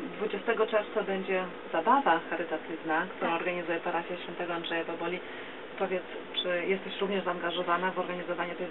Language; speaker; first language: Polish; native; Polish